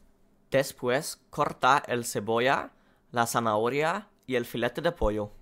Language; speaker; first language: Spanish; non-native, learner; German